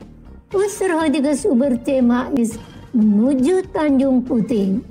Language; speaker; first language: German; non-native, fluent; Indonesian